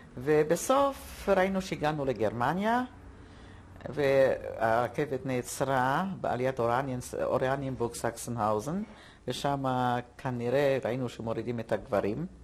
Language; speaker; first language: Hebrew; non-native, fluent; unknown